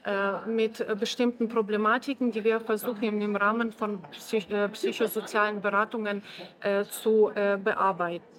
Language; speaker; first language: German; non-native, fluent; Ukrainian